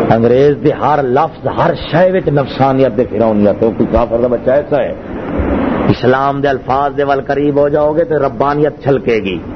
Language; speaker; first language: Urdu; non-native, local second language; Punjabi